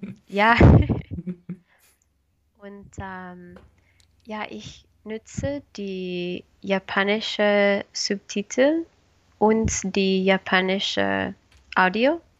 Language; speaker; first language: German; non-native, learner; Spanish